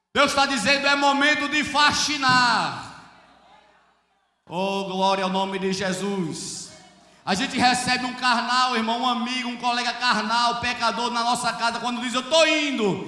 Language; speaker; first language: Portuguese; native; Portuguese